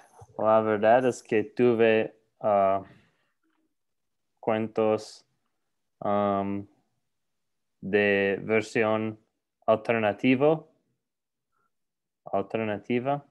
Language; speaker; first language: Spanish; non-native, learner; English